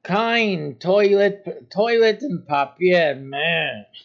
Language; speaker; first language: German; non-native, learner; English